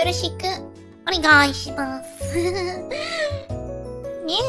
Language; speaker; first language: Japanese; non-native, learner; Indonesian